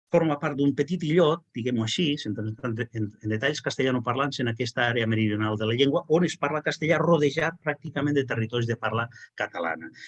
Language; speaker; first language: Catalan; non-native, local second language; Spanish